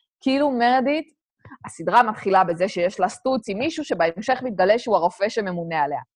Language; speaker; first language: Hebrew; native; Hebrew